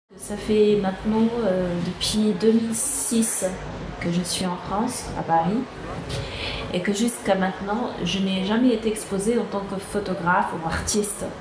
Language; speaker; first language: French; non-native, local second language; Arabic